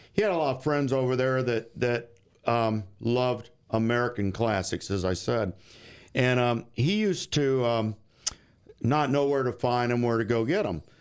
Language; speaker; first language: English; native; English